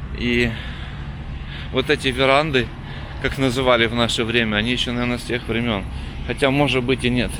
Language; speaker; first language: Russian; native; Russian